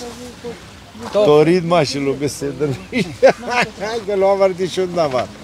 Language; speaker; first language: Hebrew; non-native, learner; Romanian